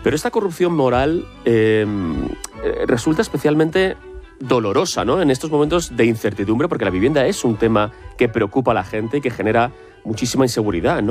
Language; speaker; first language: Spanish; native; Spanish